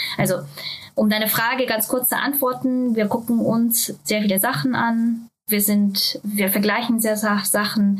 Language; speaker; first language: German; non-native, fluent; Japanese